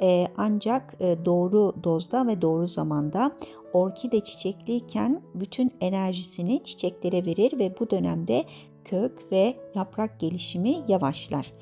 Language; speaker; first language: Turkish; native; Turkish